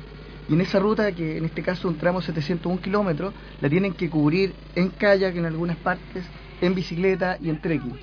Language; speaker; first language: Spanish; native; Spanish